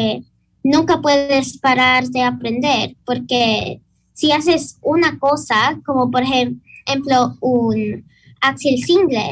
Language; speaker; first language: Spanish; early bilingual, heritage; Spanish